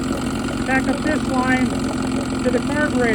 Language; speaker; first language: English; native; English